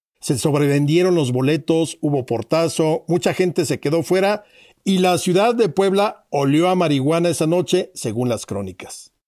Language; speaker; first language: Spanish; native; Spanish